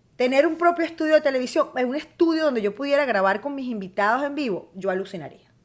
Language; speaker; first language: Spanish; native; Spanish